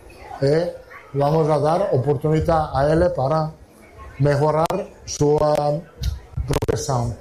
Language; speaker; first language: Portuguese; non-native, fluent; Italian